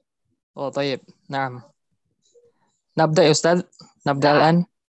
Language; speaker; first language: Arabic; non-native, learner; Indonesian